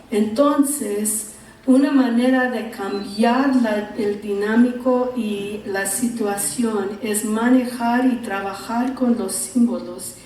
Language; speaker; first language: Spanish; early bilingual, heritage; English